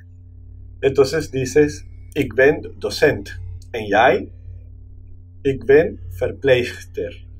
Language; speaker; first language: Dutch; non-native, learner; Spanish